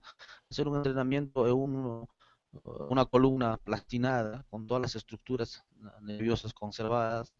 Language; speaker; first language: Spanish; native; Spanish